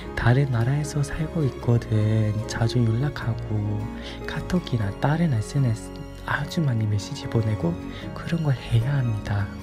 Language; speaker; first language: Korean; non-native, learner; English